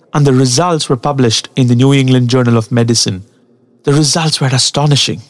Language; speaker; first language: English; non-native, local second language; Tamil